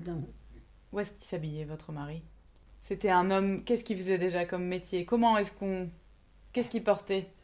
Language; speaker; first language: French; native; French